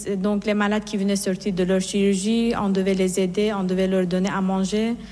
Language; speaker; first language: French; non-native, fluent; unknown